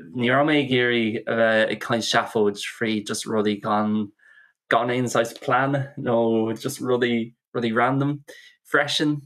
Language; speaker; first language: Irish; non-native, local second language; English